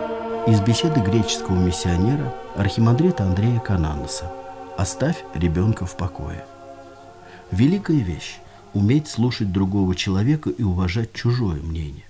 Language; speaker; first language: Russian; native; Russian